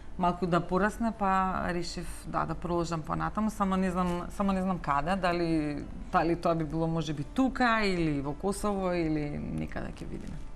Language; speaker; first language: Macedonian; native; Macedonian